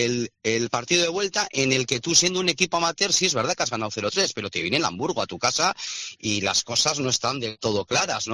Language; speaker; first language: Spanish; native; Spanish